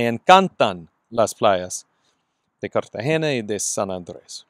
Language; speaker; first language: Spanish; non-native, fluent; English